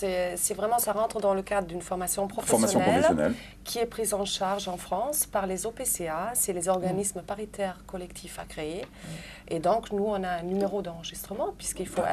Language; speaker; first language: French; non-native, fluent; German